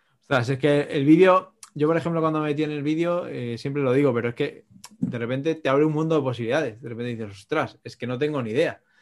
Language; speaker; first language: Spanish; native; Spanish